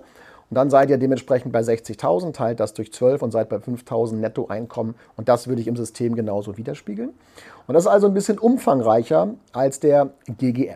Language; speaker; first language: German; native; German